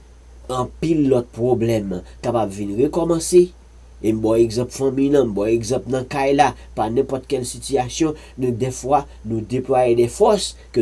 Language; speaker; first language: French; non-native, learner; Haitian Creole